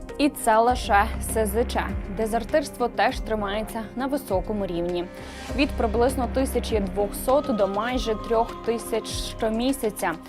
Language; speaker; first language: Ukrainian; native; Ukrainian